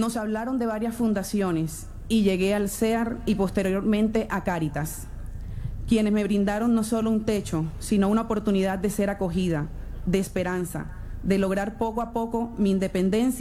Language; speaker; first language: Spanish; native; Spanish